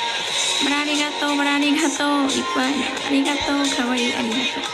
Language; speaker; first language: Japanese; non-native, learner; Vietnamese